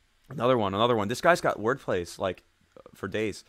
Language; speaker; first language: English; native; English